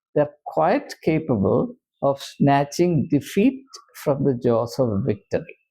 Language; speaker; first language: English; non-native, local second language; Malayalam